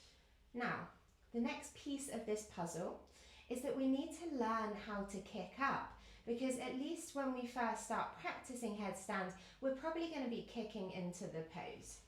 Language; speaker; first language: English; native; English